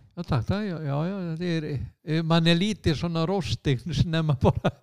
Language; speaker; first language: Swedish; non-native, fluent; Icelandic